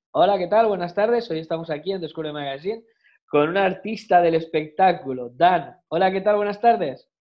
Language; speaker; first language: Spanish; native; Spanish